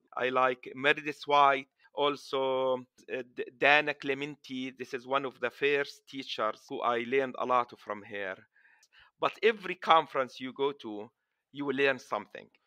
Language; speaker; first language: English; non-native, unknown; Arabic